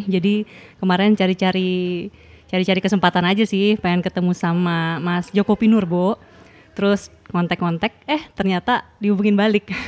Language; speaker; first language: Indonesian; native; Indonesian